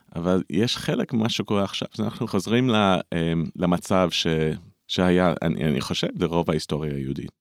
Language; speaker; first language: Hebrew; non-native, fluent; English